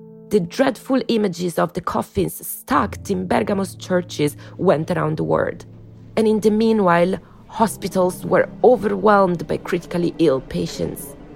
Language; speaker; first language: English; non-native, fluent; Italian